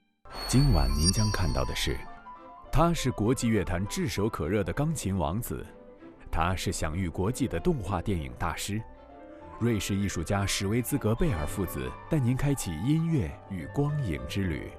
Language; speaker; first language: Chinese; native; Chinese